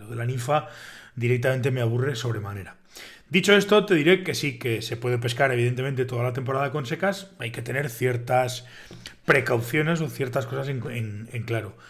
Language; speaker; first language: Spanish; native; Spanish